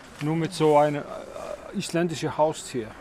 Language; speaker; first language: German; non-native, learner; Icelandic